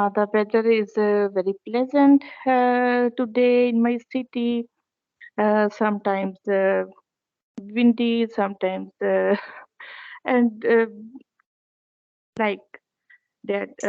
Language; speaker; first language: English; non-native, learner; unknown